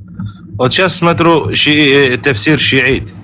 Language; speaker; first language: Russian; non-native, learner; Arabic